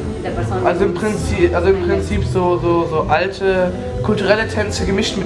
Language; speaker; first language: German; native; German